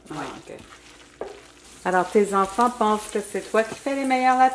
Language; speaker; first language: French; native; French